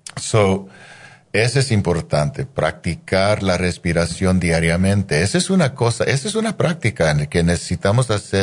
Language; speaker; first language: Spanish; non-native, fluent; English